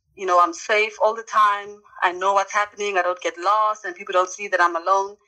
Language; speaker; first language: English; non-native, local second language; Zulu